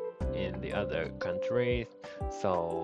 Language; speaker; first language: English; non-native, learner; Japanese